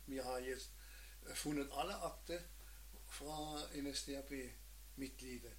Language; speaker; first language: Danish; non-native, learner; German